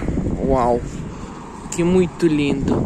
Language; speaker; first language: Portuguese; non-native, learner; Ukrainian